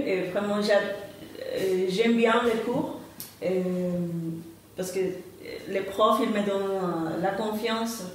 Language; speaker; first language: French; non-native, fluent; Spanish